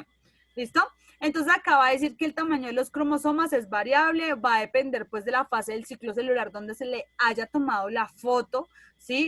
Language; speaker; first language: Spanish; native; Spanish